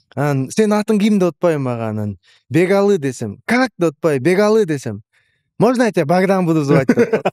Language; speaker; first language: Russian; non-native, local second language; Kyrgyz